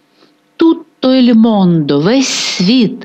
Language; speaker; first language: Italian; non-native, fluent; Ukrainian